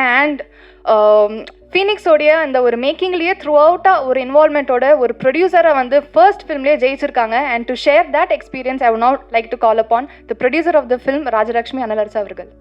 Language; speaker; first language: Tamil; native; Tamil